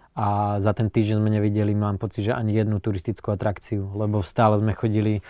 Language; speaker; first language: Slovak; native; Slovak